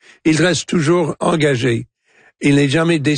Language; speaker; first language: French; non-native, local second language; English